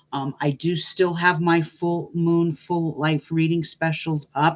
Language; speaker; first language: English; native; English